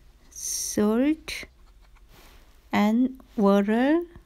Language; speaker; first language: English; non-native, learner; Korean